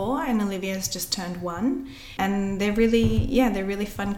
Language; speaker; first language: English; native; English